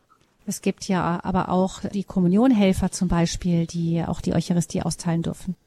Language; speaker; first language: German; native; German